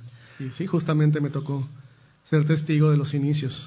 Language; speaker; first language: Spanish; native; Spanish